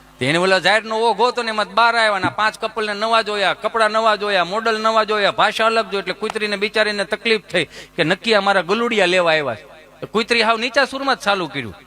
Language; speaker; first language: Gujarati; native; Gujarati